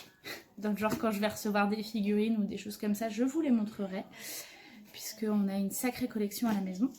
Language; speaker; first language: French; native; French